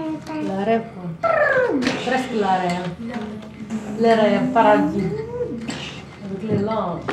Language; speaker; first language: French; non-native, fluent; Russian